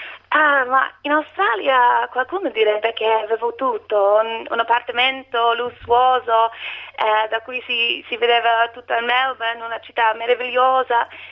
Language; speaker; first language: Italian; non-native, learner; English